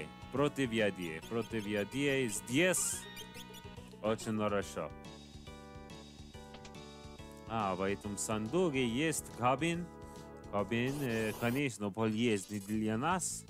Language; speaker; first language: Russian; non-native, learner; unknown